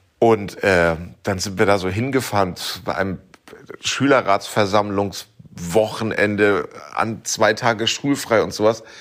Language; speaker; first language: German; native; German